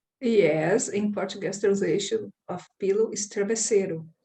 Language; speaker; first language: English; non-native, learner; Portuguese